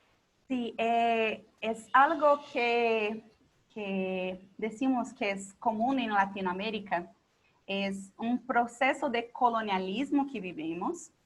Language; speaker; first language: Spanish; non-native, local second language; Portuguese